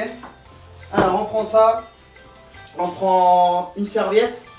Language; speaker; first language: French; non-native, learner; Spanish